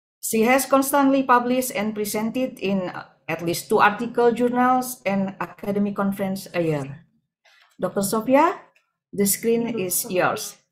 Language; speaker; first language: English; non-native, fluent; Indonesian